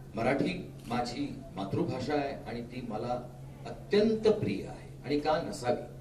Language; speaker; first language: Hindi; non-native, local second language; Marathi